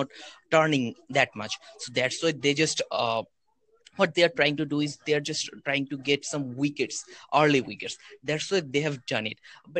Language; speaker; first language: English; non-native, local second language; Bangla